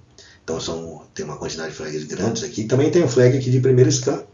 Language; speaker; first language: Portuguese; native; Portuguese